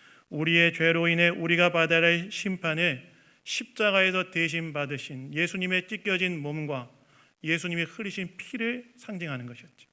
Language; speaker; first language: Korean; native; Korean